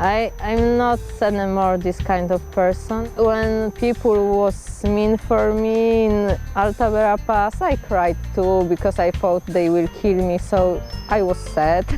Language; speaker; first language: English; non-native, fluent; Polish